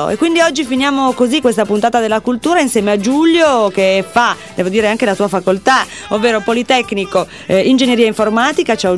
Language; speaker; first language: Italian; native; Italian